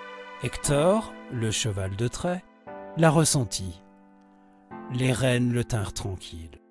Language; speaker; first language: French; native; French